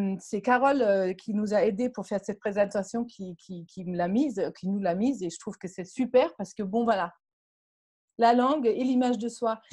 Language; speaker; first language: French; non-native, fluent; German